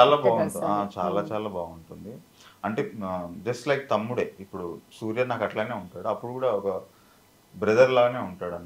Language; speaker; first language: Telugu; native; Telugu